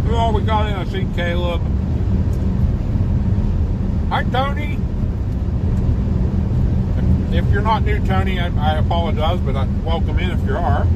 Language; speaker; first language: English; native; English